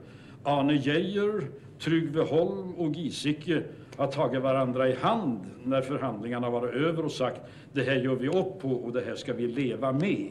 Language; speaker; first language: Swedish; native; Swedish